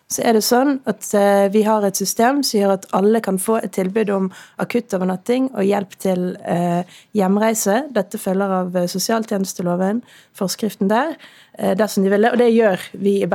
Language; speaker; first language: Norwegian; native; Norwegian